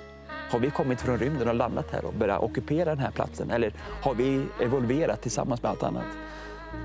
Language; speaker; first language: Swedish; native; Swedish